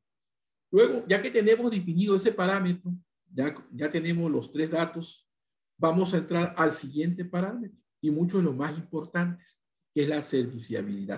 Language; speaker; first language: Spanish; native; Spanish